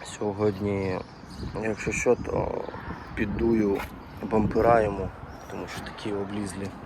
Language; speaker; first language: Ukrainian; non-native, local second language; Russian